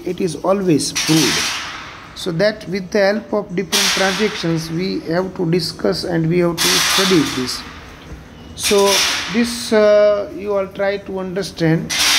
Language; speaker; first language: English; non-native, local second language; Gujarati